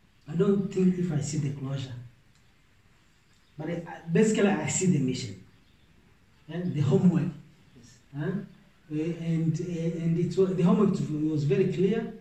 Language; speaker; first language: English; non-native, local second language; Swahili